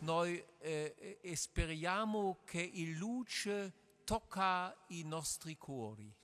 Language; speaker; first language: Italian; non-native, learner; German